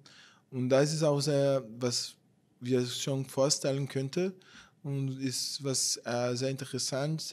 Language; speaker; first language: German; non-native, fluent; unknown